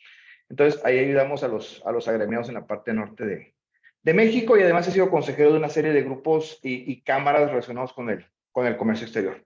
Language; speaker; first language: Spanish; native; Spanish